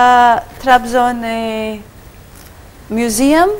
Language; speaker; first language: Turkish; non-native, learner; English